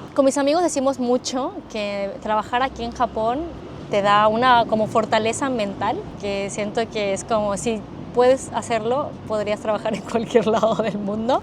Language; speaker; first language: Spanish; native; Spanish